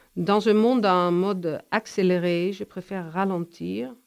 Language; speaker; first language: French; non-native, fluent; Dutch